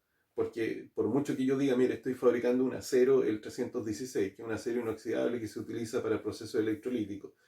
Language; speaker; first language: Spanish; native; Spanish